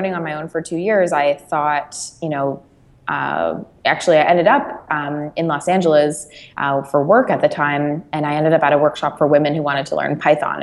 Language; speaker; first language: English; native; English